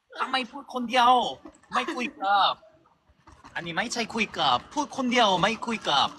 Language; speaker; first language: Thai; non-native, learner; Korean